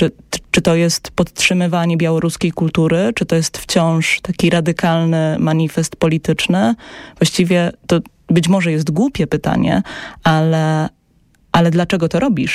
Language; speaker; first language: Polish; native; Polish